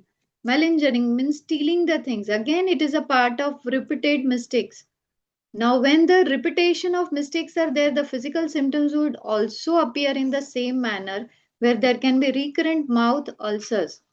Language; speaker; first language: English; non-native, local second language; Gujarati